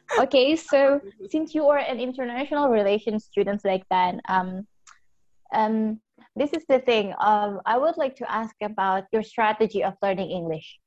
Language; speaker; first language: English; non-native, fluent; Indonesian